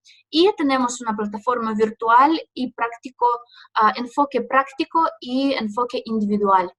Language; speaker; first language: Spanish; non-native, fluent; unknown